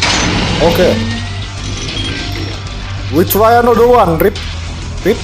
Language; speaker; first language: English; non-native, learner; Indonesian